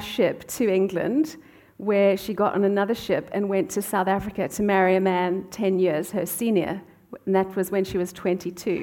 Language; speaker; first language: English; native; English